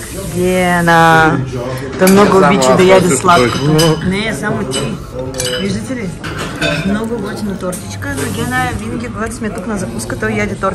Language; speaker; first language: Bulgarian; non-native, fluent; Russian